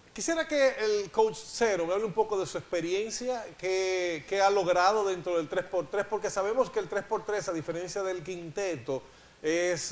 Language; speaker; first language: Spanish; native; Spanish